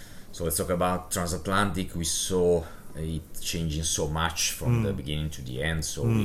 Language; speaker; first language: English; non-native, fluent; Italian